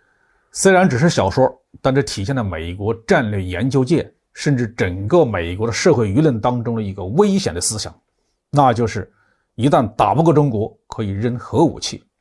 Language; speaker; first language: Chinese; native; Chinese